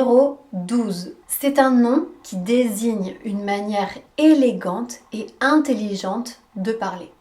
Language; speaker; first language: French; native; French